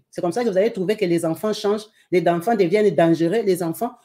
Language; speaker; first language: French; non-native, local second language; Lingala